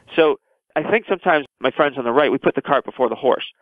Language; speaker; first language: English; native; English